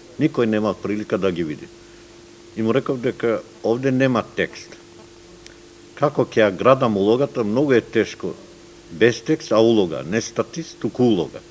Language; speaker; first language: Macedonian; non-native, local second language; Turkish